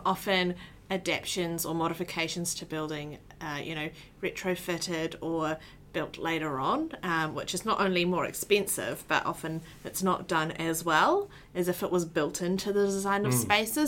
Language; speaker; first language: English; native; English